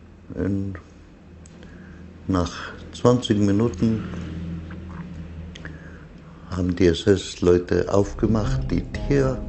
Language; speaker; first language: German; non-native, learner; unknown